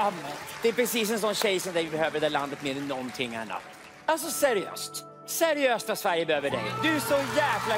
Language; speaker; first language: Swedish; native; Swedish